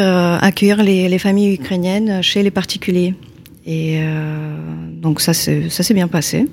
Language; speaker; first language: French; non-native, fluent; Ukrainian